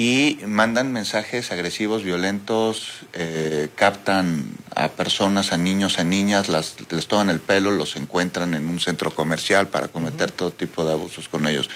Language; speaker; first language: Spanish; native; Spanish